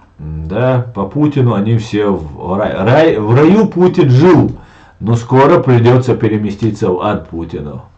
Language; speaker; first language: Russian; non-native, local second language; Chechen